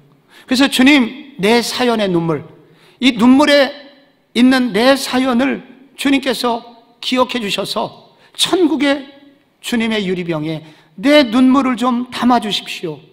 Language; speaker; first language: Korean; native; Korean